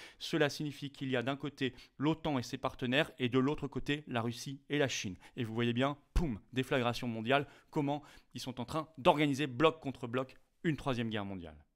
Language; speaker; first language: French; native; French